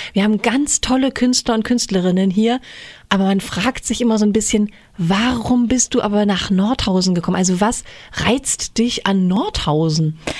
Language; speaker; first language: German; native; German